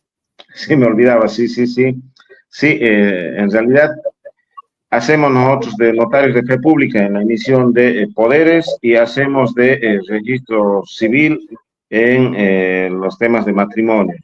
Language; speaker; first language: Spanish; native; Spanish